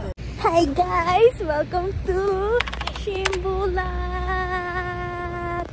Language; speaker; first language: English; non-native, learner; Filipino